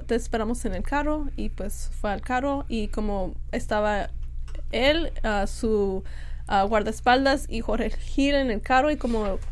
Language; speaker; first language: Spanish; early bilingual, heritage; Spanish